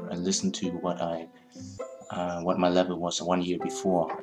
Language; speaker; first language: English; non-native, fluent; German